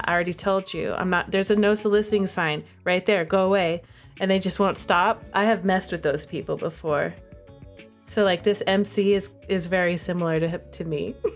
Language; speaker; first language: English; native; English